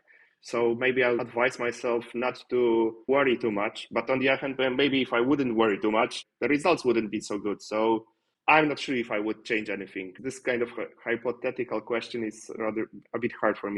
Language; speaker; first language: English; non-native, fluent; Polish